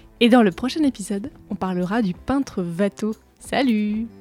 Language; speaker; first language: French; native; French